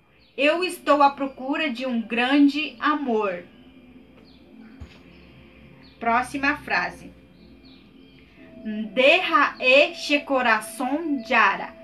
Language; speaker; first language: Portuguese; non-native, local second language; Guarani